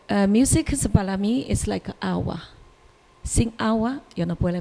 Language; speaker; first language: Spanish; non-native, learner; Chinese